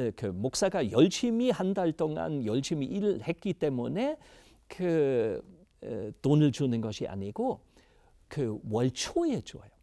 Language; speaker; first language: Korean; non-native, fluent; German